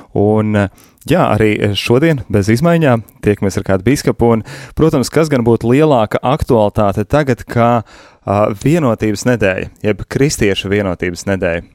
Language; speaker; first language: Latvian; native; Latvian